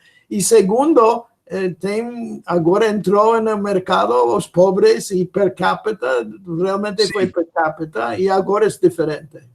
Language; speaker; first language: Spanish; non-native, fluent; English